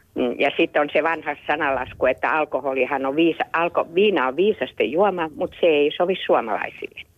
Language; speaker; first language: Finnish; native; Finnish